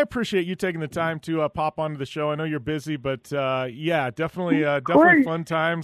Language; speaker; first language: English; native; English